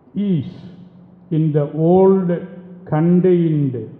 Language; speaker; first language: English; non-native, local second language; Malayalam